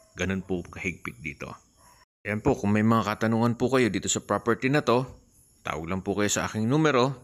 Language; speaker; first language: Filipino; native; Filipino